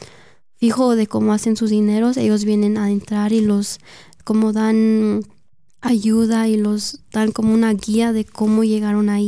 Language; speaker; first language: Spanish; early bilingual, heritage; Spanish